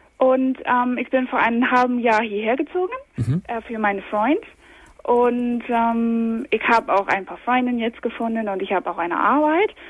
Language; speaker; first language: German; early bilingual, heritage; English